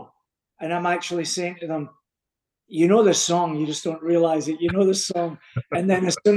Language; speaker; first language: English; native; English